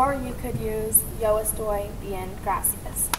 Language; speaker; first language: Spanish; non-native, learner; English